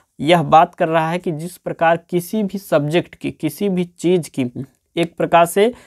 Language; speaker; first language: Hindi; native; Hindi